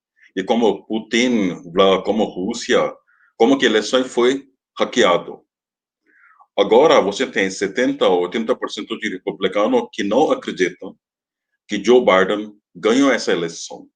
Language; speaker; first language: Portuguese; non-native, fluent; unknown